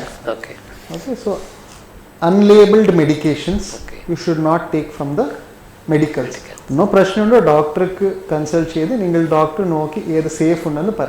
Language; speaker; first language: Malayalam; non-native, learner; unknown